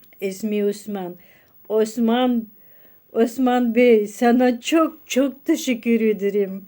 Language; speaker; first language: Turkish; non-native, learner; Russian